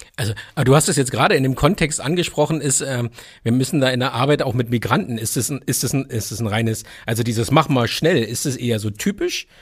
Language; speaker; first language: German; native; German